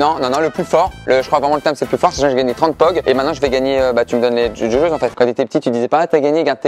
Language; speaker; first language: French; native; French